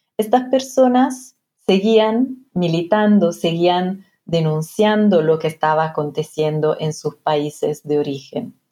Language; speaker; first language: Spanish; non-native, fluent; Italian